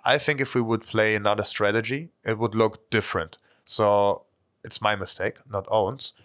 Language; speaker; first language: English; non-native, fluent; German